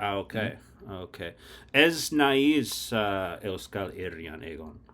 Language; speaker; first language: Basque; non-native, learner; English